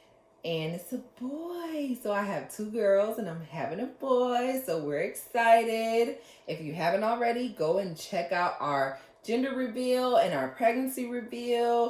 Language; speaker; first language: English; native; English